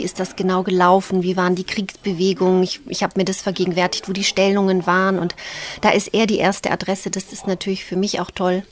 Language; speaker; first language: German; native; German